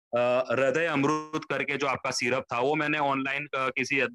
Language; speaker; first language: Hindi; non-native, local second language; Gujarati